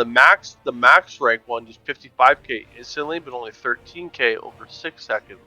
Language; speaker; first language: English; native; English